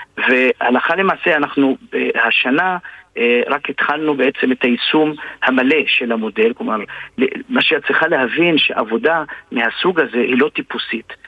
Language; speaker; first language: Hebrew; non-native, local second language; Arabic